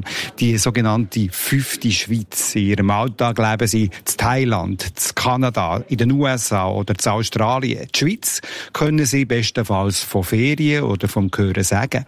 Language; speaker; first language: German; native; German